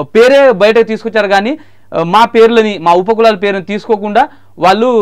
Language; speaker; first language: Telugu; non-native, local second language; Marathi